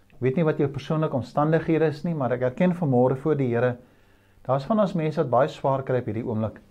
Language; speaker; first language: Afrikaans; native; Afrikaans